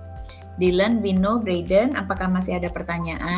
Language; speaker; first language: Indonesian; native; Indonesian